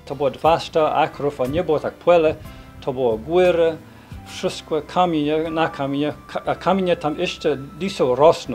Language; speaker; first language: Polish; early bilingual, heritage; Polish